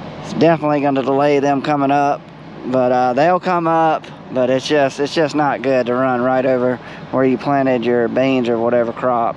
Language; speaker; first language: English; native; English